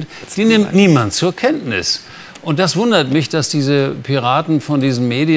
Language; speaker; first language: German; native; German